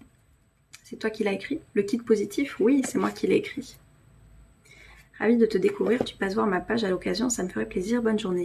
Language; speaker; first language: French; native; French